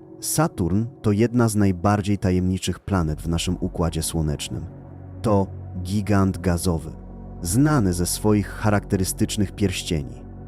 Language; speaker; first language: Polish; native; Polish